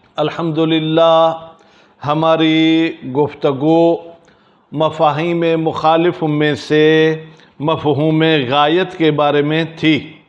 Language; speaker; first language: Urdu; non-native, local second language; Sindhi